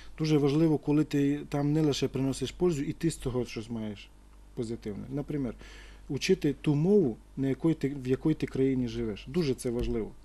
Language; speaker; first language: Ukrainian; non-native, local second language; Romany